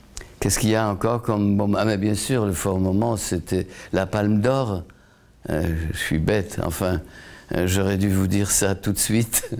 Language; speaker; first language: French; non-native, fluent; Polish